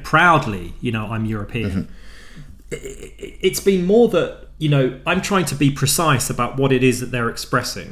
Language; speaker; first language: English; native; English